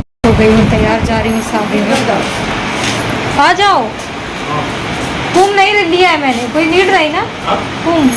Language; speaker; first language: Hindi; native; Hindi